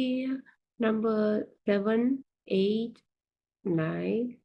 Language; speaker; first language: English; non-native, learner; Vietnamese